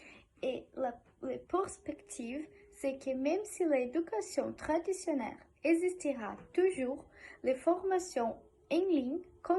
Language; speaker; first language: French; non-native, learner; Portuguese